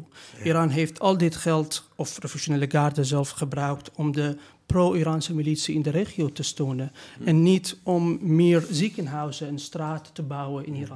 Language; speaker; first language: Dutch; non-native, fluent; Persian